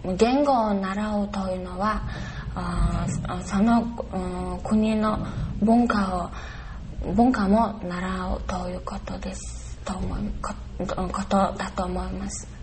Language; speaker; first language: Japanese; non-native, learner; Mongolian